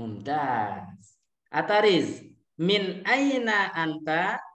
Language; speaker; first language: Arabic; non-native, fluent; Indonesian